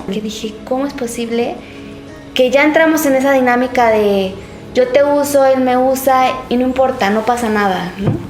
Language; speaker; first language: Spanish; native; Spanish